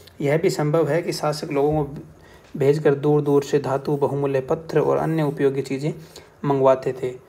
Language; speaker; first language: Hindi; native; Hindi